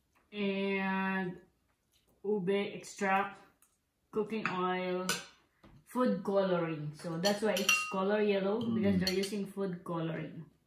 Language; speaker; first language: English; non-native, local second language; Filipino